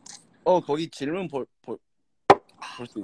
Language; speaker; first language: Korean; non-native, fluent; English